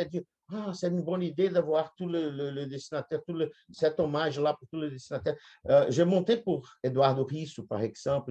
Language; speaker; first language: French; non-native, fluent; Portuguese